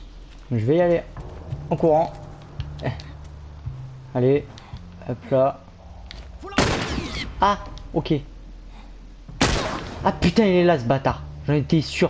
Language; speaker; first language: French; native; French